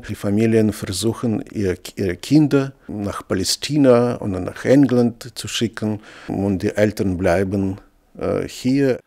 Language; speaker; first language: German; non-native, fluent; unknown